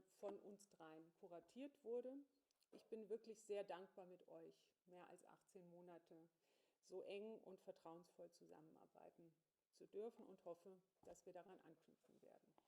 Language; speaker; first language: German; native; German